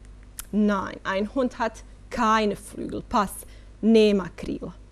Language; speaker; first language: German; non-native, fluent; Bosnian